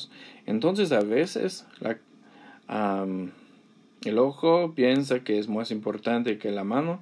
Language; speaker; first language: Spanish; non-native, fluent; English